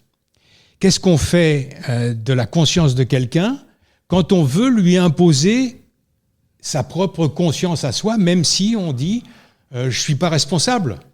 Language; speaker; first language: French; native; French